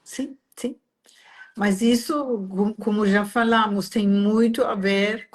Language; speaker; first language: Portuguese; non-native, fluent; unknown